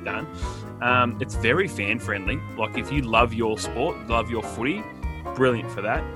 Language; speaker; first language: English; native; English